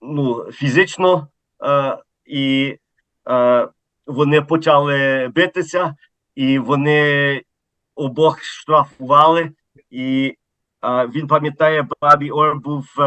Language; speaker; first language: Ukrainian; early bilingual, heritage; Ukrainian